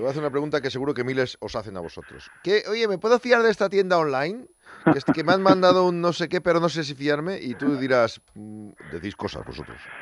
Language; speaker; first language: Spanish; native; Spanish